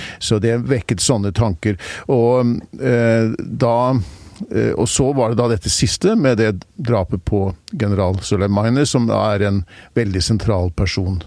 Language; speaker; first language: Norwegian; native; Norwegian